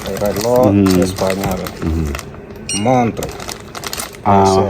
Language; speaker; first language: Spanish; non-native, learner; Bambara